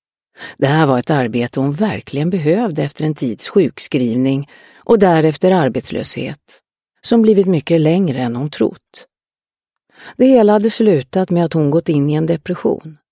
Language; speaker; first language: Swedish; native; Swedish